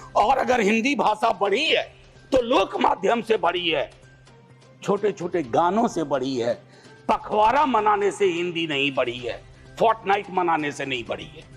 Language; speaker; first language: Hindi; native; Hindi